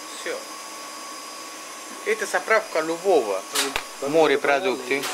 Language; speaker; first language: Russian; non-native, learner; Spanish